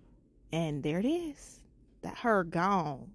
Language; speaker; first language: English; native; English